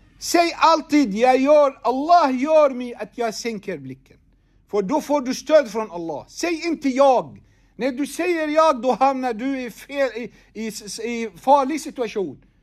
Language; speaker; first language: Swedish; non-native, fluent; Arabic